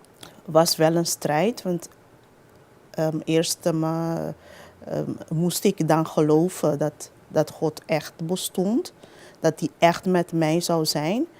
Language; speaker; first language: Dutch; non-native, local second language; Papiamento